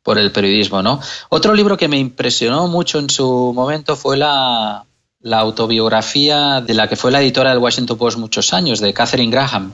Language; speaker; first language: Spanish; non-native, local second language; Catalan